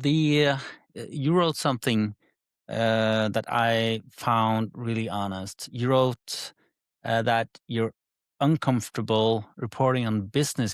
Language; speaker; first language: English; non-native, fluent; Norwegian